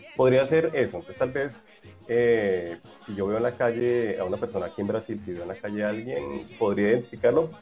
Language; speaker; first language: Spanish; native; Spanish